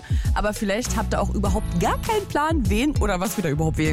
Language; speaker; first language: German; native; German